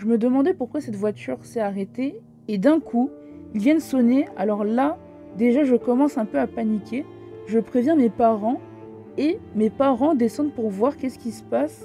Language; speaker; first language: French; native; French